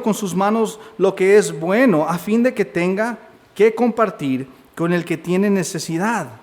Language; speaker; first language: Spanish; native; Spanish